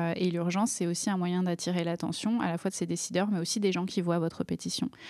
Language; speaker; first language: French; native; French